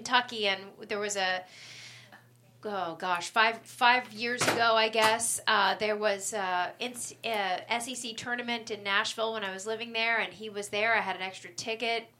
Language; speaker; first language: English; native; English